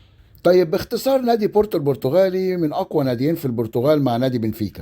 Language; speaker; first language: Arabic; native; Arabic